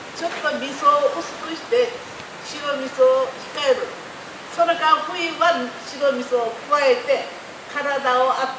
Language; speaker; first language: Japanese; native; Japanese